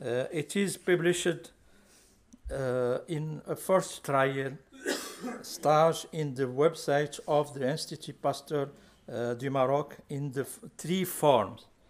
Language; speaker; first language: English; non-native, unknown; Arabic